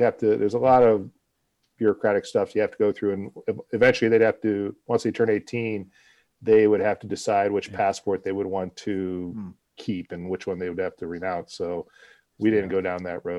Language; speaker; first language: English; native; English